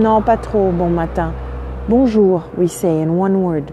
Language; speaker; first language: French; native; French